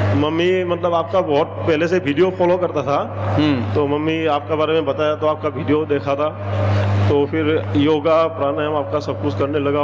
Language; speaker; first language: Hindi; non-native, local second language; Assamese